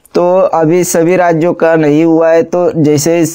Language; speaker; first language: Hindi; native; Hindi